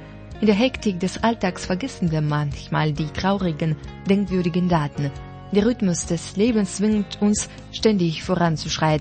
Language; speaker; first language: German; non-native, fluent; Russian